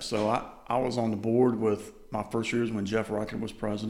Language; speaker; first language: English; native; English